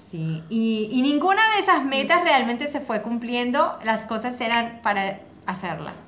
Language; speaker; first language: Spanish; native; Spanish